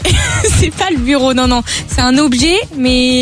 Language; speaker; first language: French; native; French